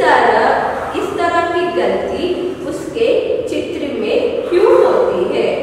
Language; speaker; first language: Hindi; non-native, local second language; Kannada